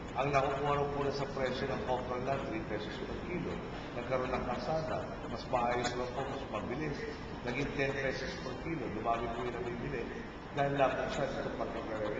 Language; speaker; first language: Filipino; native; Filipino